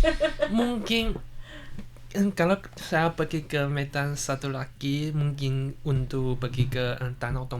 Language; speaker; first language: Indonesian; non-native, learner; Chinese